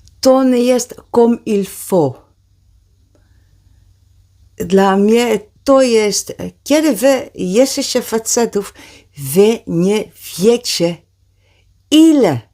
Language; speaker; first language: Polish; non-native, learner; Dutch